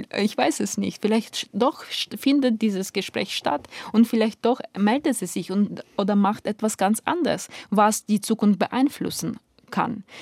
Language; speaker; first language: German; non-native, fluent; Ukrainian